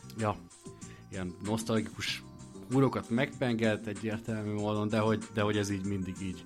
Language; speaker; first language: Hungarian; native; Hungarian